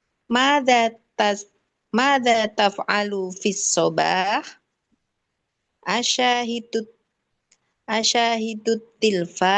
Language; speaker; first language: Arabic; non-native, learner; Indonesian